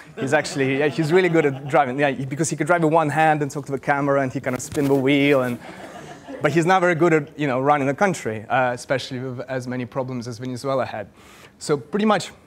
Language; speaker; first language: English; non-native, fluent; Russian